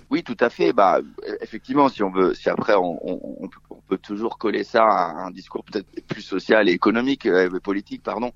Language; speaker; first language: French; non-native, fluent; Italian